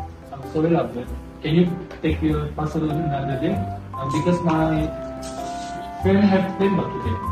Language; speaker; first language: English; non-native, local second language; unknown